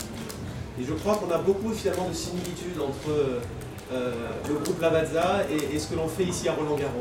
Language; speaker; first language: French; native; French